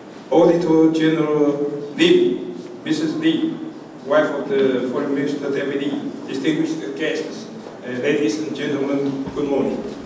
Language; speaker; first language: English; non-native, fluent; Chinese